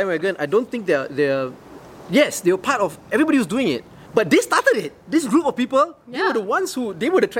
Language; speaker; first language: English; non-native, local second language; Malay